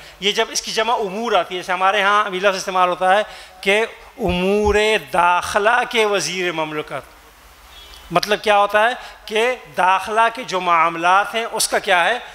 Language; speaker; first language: Urdu; native; Urdu